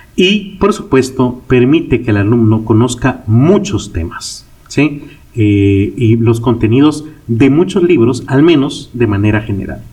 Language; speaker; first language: Spanish; native; Spanish